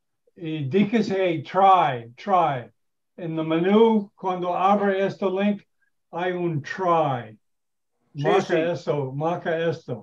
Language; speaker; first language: Spanish; non-native, learner; English